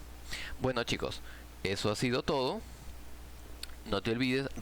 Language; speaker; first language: Spanish; native; Spanish